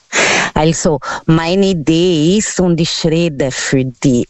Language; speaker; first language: German; non-native, learner; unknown